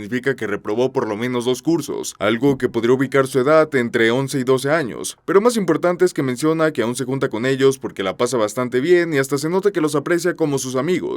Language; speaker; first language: Spanish; native; Spanish